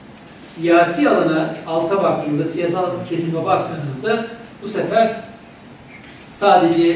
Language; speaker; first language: Turkish; native; Turkish